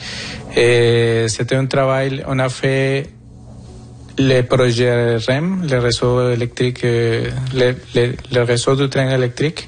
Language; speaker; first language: French; non-native, fluent; Spanish